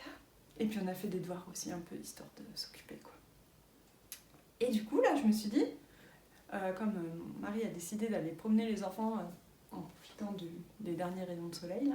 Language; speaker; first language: French; native; French